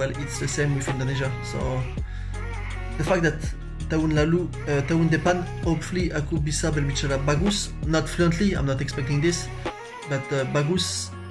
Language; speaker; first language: English; non-native, learner; French